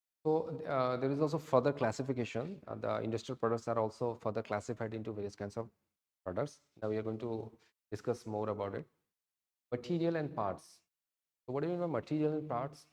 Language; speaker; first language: English; non-native, local second language; Odia